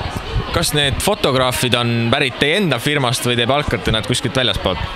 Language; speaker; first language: Estonian; native; Estonian